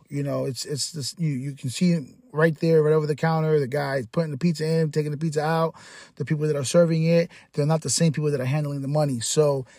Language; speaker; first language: English; native; English